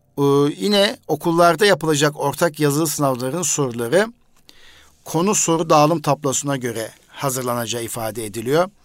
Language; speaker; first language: Turkish; native; Turkish